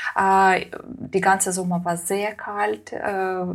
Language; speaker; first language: German; non-native, fluent; Russian